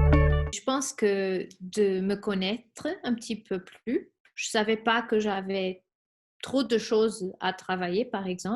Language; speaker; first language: French; non-native, fluent; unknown